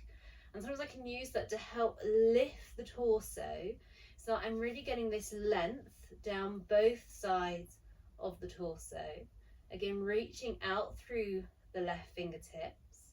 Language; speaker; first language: English; native; English